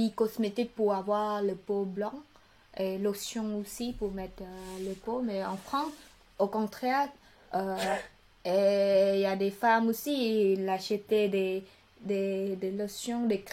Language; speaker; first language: French; non-native, learner; Khmer